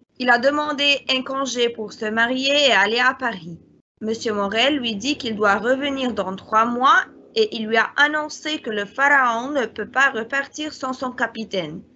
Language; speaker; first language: French; non-native, fluent; Arabic